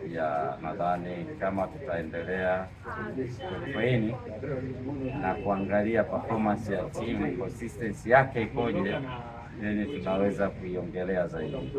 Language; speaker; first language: Swahili; native; Swahili